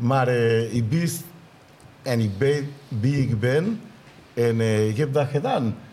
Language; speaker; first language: Dutch; non-native, learner; Spanish